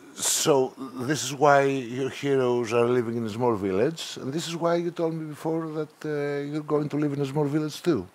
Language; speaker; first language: English; non-native, fluent; Greek